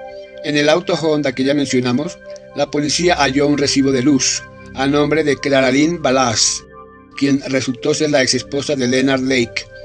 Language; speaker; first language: Spanish; native; Spanish